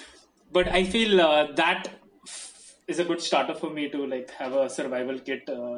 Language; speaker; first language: English; non-native, local second language; Hindi